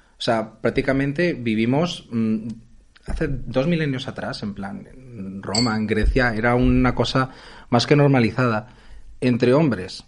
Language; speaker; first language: Spanish; native; Spanish